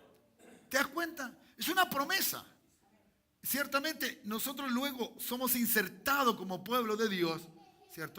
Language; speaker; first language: Spanish; native; Spanish